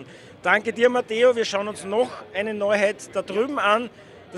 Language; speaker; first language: German; native; German